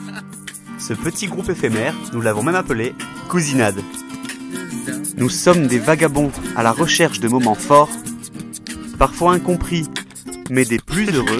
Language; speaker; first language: French; native; French